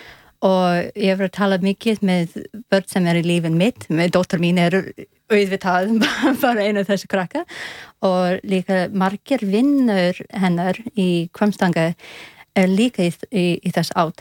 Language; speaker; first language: Icelandic; non-native, learner; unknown